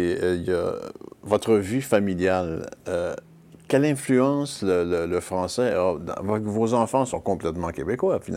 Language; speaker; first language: French; native; French